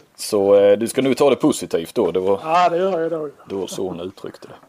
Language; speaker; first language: Swedish; native; Swedish